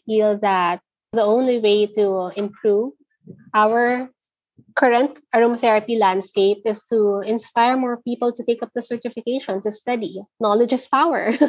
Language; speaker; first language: English; non-native, local second language; Filipino